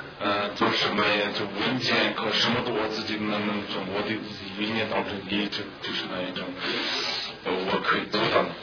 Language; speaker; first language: Chinese; non-native, local second language; Tibetan